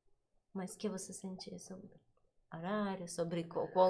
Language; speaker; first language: Portuguese; non-native, learner; Russian